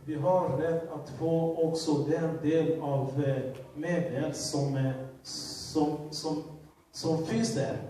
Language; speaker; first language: Swedish; non-native, fluent; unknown